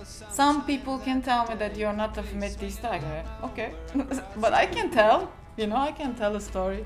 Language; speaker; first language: English; non-native, fluent; Turkish